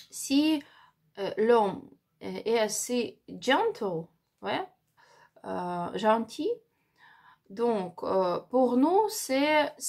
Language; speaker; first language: French; non-native, learner; Ukrainian